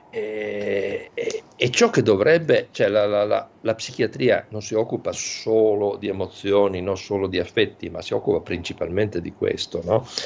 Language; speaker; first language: Italian; native; Italian